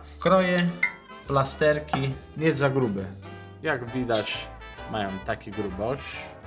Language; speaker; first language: Polish; non-native, learner; Italian